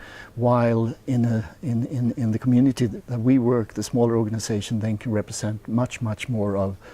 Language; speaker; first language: English; non-native, fluent; Swedish